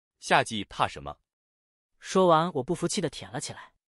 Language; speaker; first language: Chinese; native; Chinese